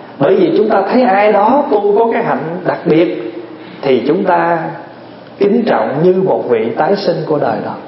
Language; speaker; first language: Vietnamese; native; Vietnamese